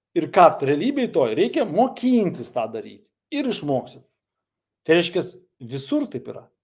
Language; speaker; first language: Lithuanian; non-native, local second language; Russian